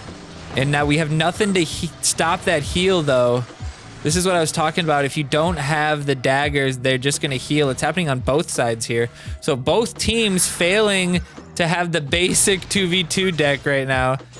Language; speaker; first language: English; native; English